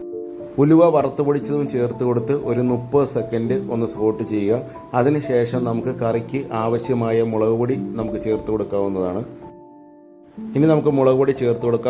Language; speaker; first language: Malayalam; native; Malayalam